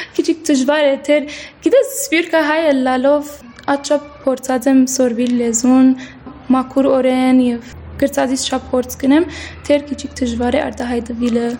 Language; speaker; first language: Armenian; early bilingual, heritage; Armenian